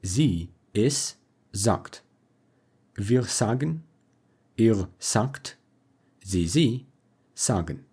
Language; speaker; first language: German; non-native, fluent; English